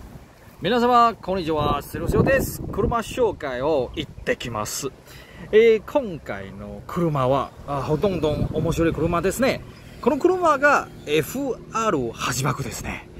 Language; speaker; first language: Japanese; non-native, learner; Chinese